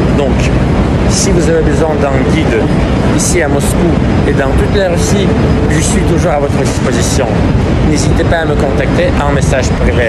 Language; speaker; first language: French; non-native, fluent; Russian